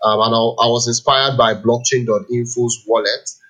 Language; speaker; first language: English; non-native, local second language; Igbo